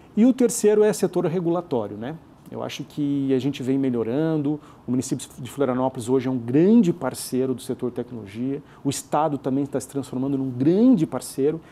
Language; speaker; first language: Portuguese; native; Portuguese